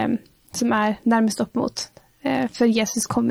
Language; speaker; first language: Norwegian; native; Norwegian